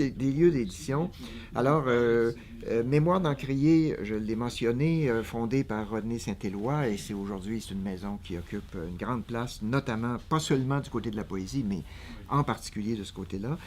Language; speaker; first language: French; native; French